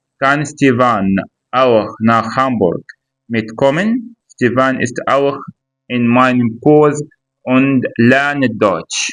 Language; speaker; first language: German; non-native, fluent; Arabic